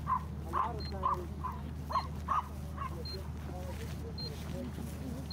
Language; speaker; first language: English; native; English